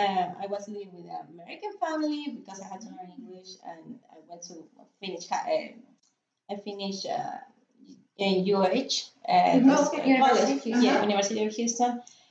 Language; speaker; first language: English; non-native, fluent; Spanish